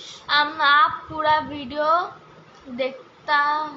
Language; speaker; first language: Hindi; non-native, local second language; Bangla